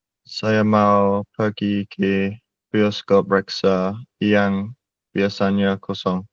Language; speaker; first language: Indonesian; non-native, learner; English